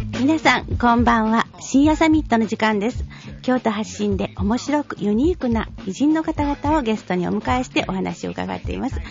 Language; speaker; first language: Japanese; native; Japanese